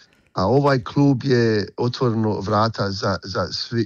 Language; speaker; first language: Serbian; early bilingual, heritage; Croatian